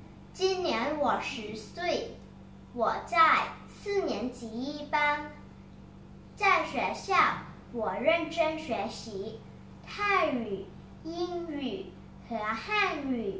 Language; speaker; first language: Chinese; non-native, learner; Thai